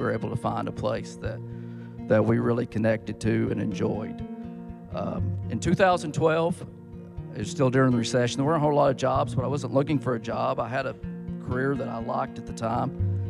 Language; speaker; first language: English; native; English